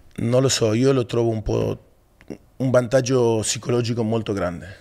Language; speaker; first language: Italian; non-native, fluent; Spanish